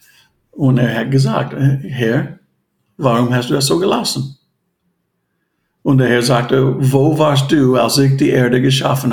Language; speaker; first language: German; non-native, fluent; English